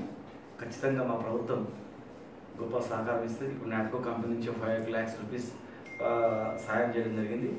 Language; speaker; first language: Telugu; native; Telugu